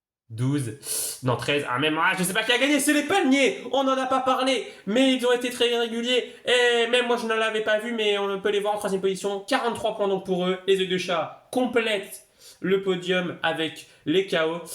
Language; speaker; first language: French; native; French